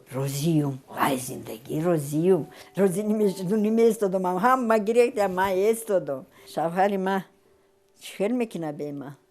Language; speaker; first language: Tajik; non-native, fluent; Romanian